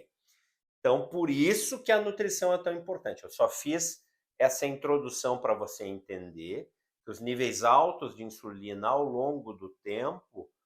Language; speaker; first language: Portuguese; native; Portuguese